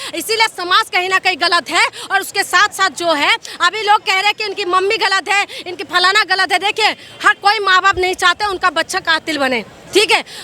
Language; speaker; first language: Hindi; non-native, local second language; Assamese